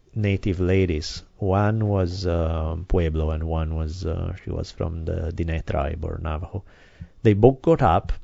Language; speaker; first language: English; non-native, fluent; Italian